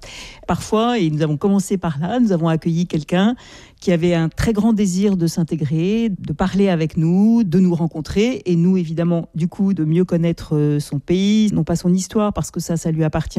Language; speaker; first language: French; native; French